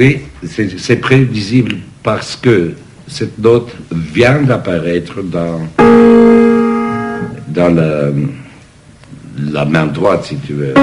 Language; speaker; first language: French; non-native, fluent; English